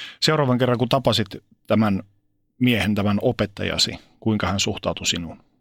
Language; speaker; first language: Finnish; native; Finnish